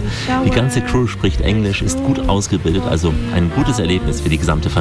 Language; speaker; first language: German; native; German